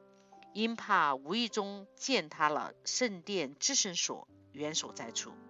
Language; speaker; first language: Chinese; native; Chinese